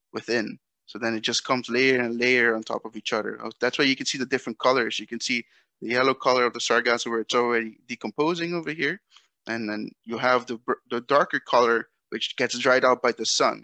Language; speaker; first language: English; non-native, fluent; Dutch